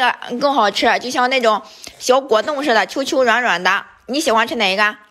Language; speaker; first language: Chinese; native; Chinese